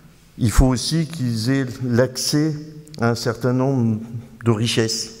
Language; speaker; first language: French; native; French